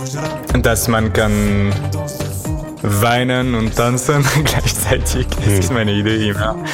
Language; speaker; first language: German; non-native, learner; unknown